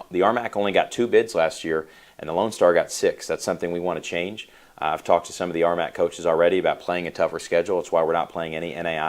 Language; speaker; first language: English; native; English